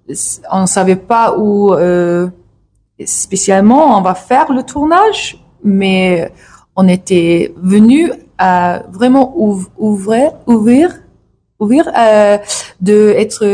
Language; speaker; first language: French; non-native, learner; English